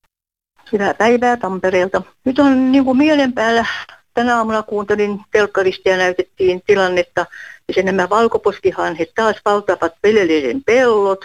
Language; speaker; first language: Finnish; native; Finnish